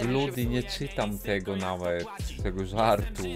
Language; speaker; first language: Polish; native; Polish